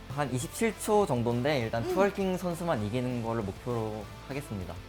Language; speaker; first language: Korean; native; Korean